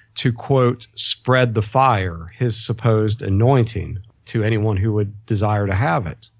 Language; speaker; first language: English; native; English